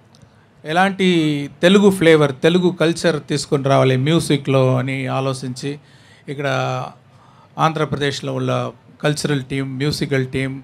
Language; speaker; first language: Telugu; non-native, learner; Tamil